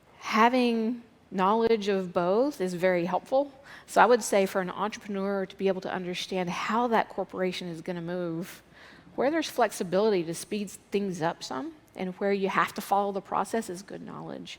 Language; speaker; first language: English; native; English